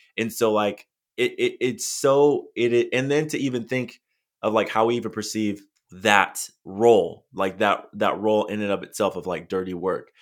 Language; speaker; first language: English; native; English